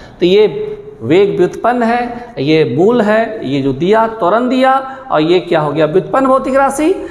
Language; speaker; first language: Hindi; native; Hindi